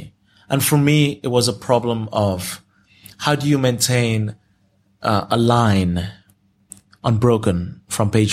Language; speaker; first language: English; non-native, local second language; Yoruba